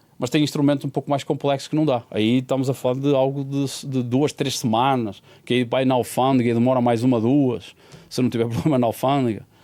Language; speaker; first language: Portuguese; native; Portuguese